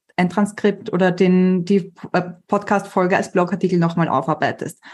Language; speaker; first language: German; native; German